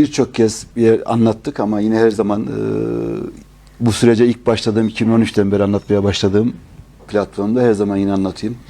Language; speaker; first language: Turkish; native; Turkish